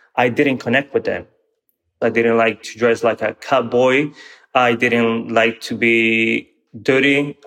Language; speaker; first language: English; non-native, fluent; Spanish